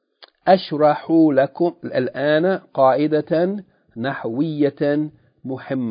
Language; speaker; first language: Arabic; non-native, fluent; English